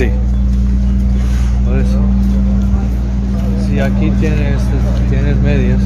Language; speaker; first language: Spanish; non-native, learner; Macedonian